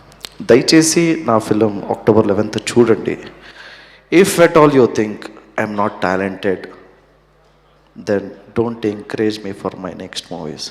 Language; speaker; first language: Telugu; non-native, learner; Kannada